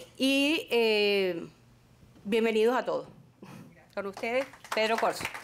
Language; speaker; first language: Spanish; native; Spanish